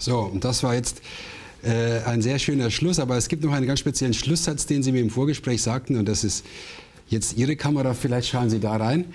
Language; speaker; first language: German; native; German